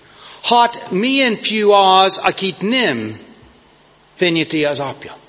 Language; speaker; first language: Hungarian; non-native, learner; English